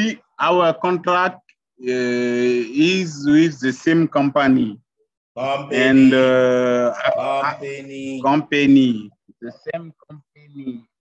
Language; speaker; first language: English; non-native, learner; French